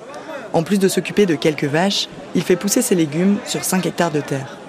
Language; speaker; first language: French; native; French